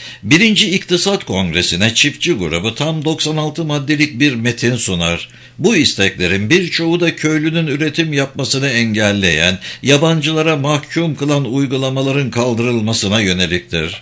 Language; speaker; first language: Turkish; native; Turkish